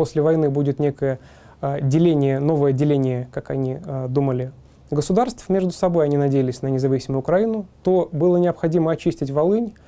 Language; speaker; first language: Russian; native; Russian